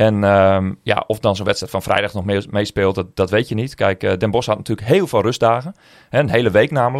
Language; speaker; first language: Dutch; native; Dutch